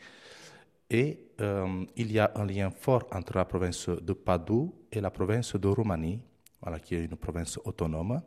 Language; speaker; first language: French; non-native, fluent; Romanian